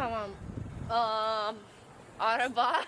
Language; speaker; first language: Turkish; non-native, learner; Russian